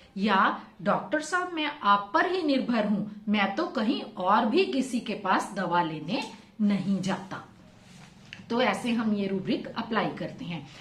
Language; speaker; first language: Hindi; non-native, local second language; Punjabi